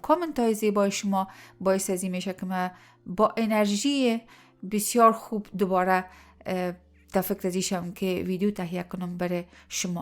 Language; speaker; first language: Persian; native; Persian